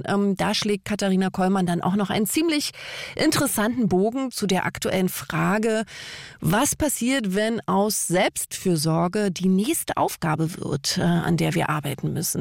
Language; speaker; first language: German; native; German